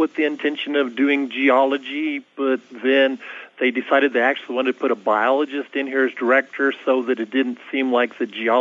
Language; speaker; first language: English; native; English